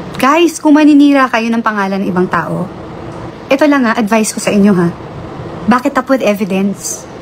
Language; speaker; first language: Filipino; native; Filipino